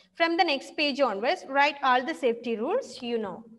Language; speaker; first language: English; non-native, local second language; Malayalam